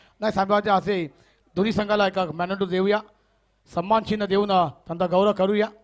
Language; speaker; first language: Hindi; non-native, local second language; Marathi